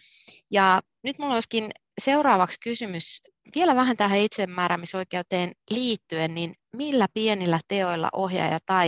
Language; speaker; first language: Finnish; native; Finnish